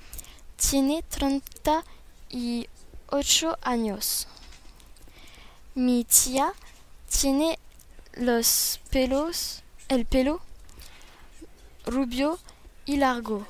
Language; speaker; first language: Spanish; non-native, learner; French